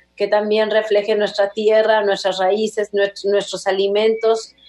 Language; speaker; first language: Spanish; native; Spanish